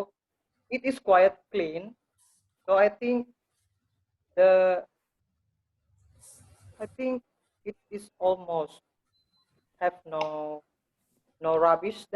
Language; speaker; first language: English; non-native, learner; Indonesian